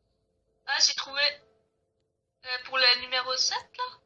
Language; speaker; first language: French; native; French